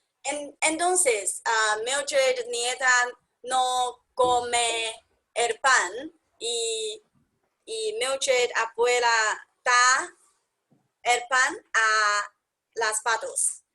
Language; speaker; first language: Spanish; non-native, learner; English